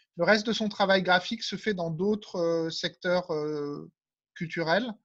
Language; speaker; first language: French; native; French